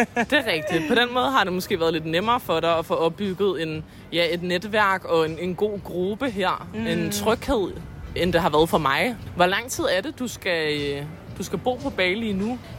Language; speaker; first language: Danish; native; Danish